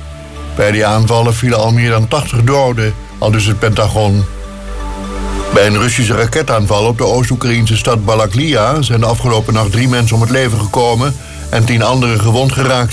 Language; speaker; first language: Dutch; native; Dutch